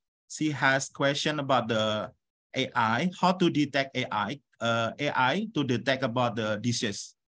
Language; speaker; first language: English; non-native, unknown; Indonesian